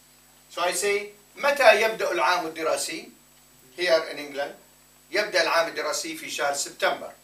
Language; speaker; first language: Arabic; non-native, fluent; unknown